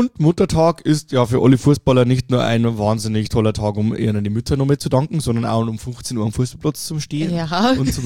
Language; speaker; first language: German; native; German